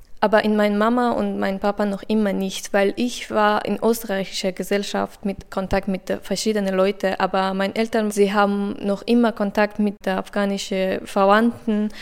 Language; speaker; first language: German; non-native, fluent; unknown